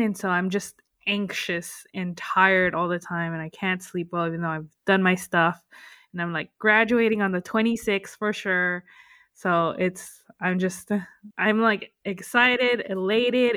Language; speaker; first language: English; native; English